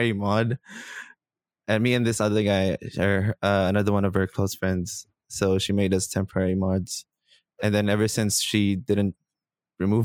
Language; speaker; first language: English; non-native, local second language; Filipino